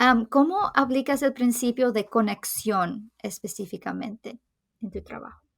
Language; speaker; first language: Spanish; non-native, fluent; English